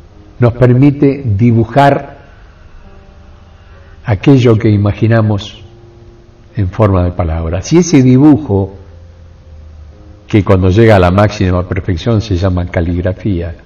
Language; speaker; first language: Spanish; native; Spanish